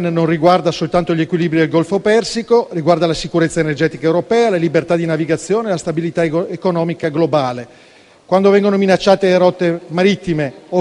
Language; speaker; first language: Italian; native; Italian